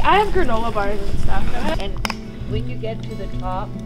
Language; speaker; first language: English; native; English